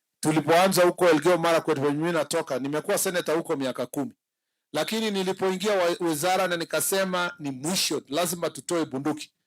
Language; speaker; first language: Swahili; non-native, local second language; Kalenjin